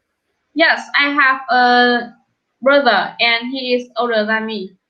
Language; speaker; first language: English; non-native, learner; Vietnamese